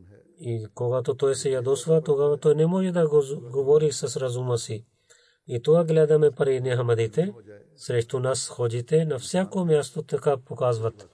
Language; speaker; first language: Bulgarian; non-native, learner; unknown